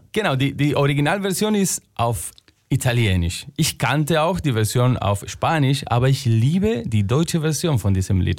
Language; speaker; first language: German; non-native, fluent; Spanish